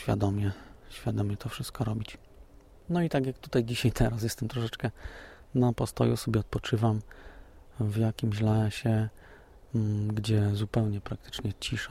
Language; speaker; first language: Polish; native; Polish